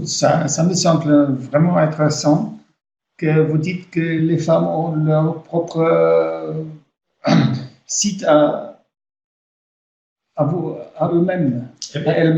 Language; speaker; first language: French; non-native, fluent; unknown